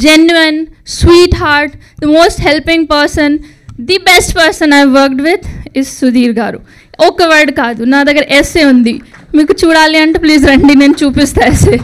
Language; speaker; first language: Telugu; non-native, learner; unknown